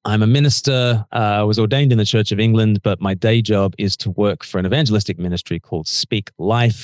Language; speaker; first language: English; native; English